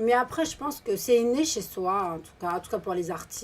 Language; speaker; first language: French; native; French